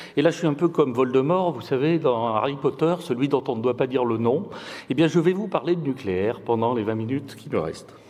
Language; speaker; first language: French; native; French